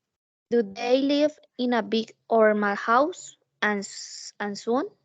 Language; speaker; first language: English; non-native, learner; Spanish